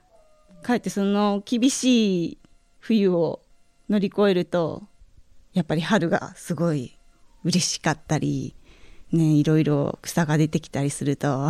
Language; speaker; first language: Japanese; native; Japanese